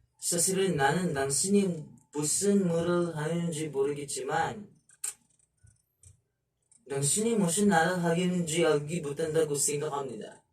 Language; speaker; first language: Korean; non-native, learner; Filipino